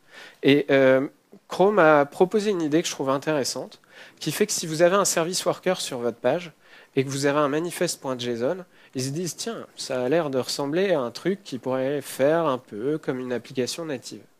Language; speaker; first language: French; native; French